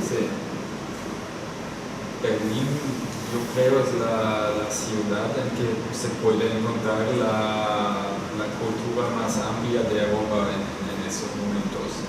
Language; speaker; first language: Spanish; non-native, fluent; German